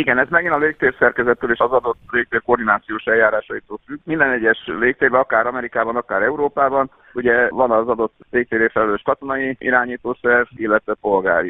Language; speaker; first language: Hungarian; native; Hungarian